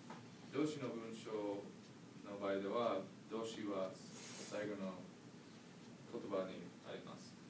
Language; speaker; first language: Japanese; non-native, learner; English